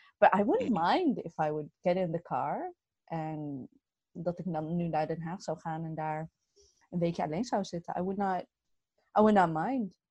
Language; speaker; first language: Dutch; early bilingual, other home language; Arabic